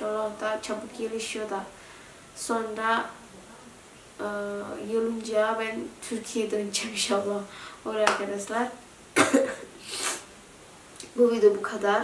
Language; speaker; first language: Turkish; non-native, learner; Indonesian